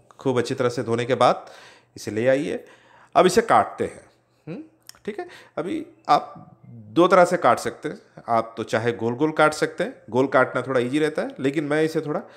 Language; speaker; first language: Hindi; non-native, local second language; Odia